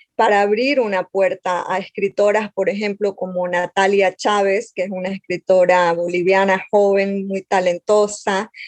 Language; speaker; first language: Spanish; native; Spanish